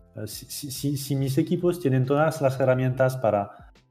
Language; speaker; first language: Spanish; non-native, fluent; French